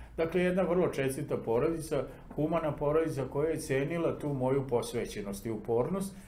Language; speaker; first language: Serbian; non-native, local second language; Romany